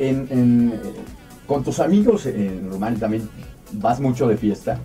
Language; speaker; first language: Spanish; native; Spanish